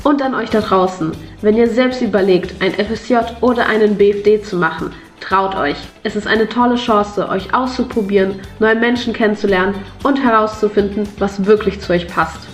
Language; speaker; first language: German; native; German